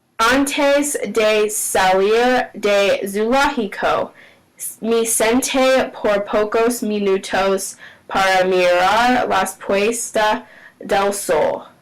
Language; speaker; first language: Spanish; non-native, learner; English